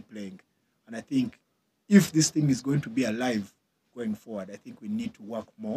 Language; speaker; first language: English; non-native, local second language; Ganda